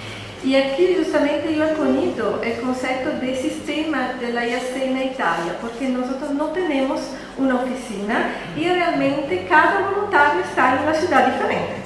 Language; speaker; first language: Spanish; non-native, fluent; Italian